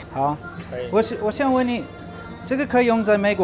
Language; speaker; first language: Chinese; non-native, fluent; English